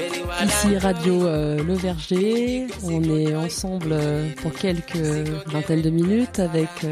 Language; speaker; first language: French; native; French